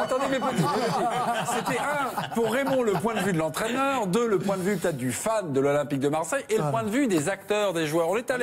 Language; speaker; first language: French; native; French